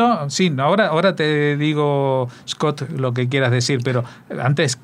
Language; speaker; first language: Spanish; native; Spanish